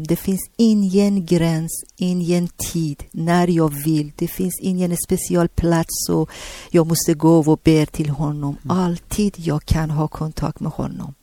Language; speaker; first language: Swedish; non-native, learner; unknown